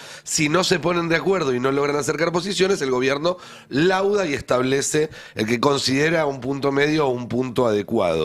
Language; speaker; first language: Spanish; native; Spanish